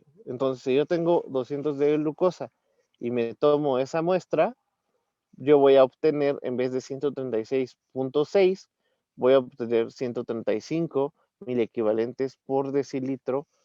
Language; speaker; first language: Spanish; native; Spanish